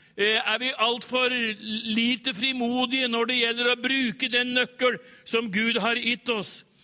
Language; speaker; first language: Norwegian; native; Norwegian